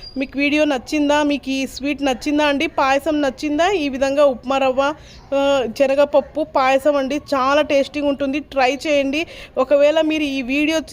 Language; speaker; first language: Telugu; non-native, local second language; Urdu